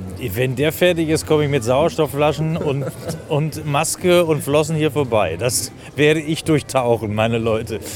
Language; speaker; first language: German; native; German